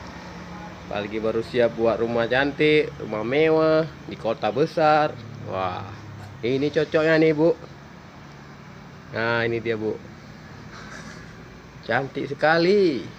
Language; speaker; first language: Indonesian; native; Indonesian